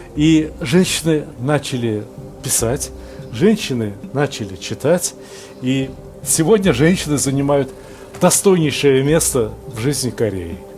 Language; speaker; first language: Russian; native; Russian